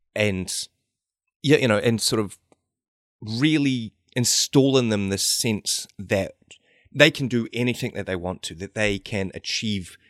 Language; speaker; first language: English; native; English